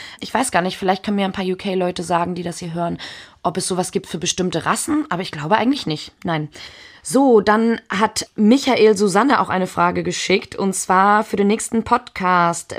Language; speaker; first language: German; early bilingual, heritage; German